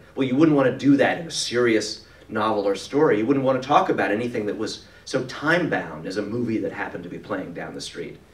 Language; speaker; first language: English; native; English